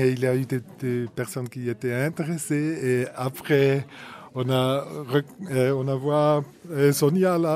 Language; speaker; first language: French; non-native, fluent; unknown